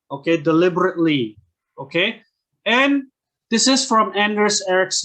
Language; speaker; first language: English; non-native, fluent; Indonesian